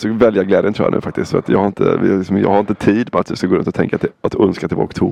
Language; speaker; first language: Swedish; native; Swedish